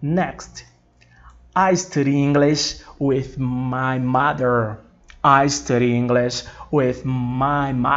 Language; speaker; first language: English; non-native, fluent; Portuguese